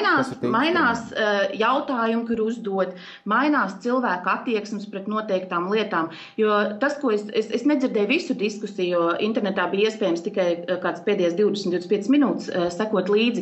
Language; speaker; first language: Latvian; native; Latvian